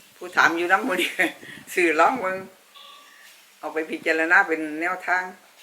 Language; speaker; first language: Thai; native; Thai